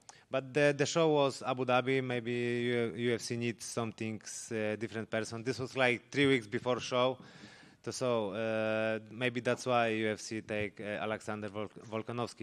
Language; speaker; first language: English; non-native, learner; Polish